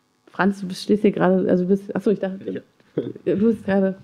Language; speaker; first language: German; native; German